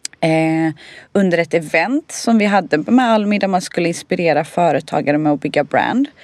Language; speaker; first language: Swedish; early bilingual, other home language; Bosnian